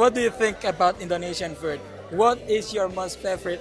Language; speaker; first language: English; non-native, fluent; Indonesian